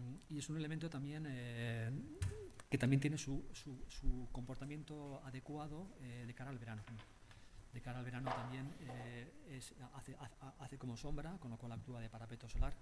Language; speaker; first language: Spanish; native; Spanish